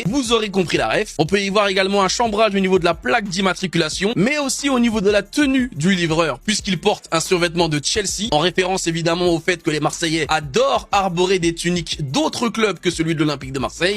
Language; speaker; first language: French; native; French